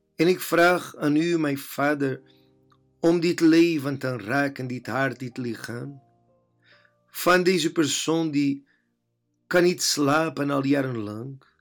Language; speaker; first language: Dutch; non-native, fluent; Portuguese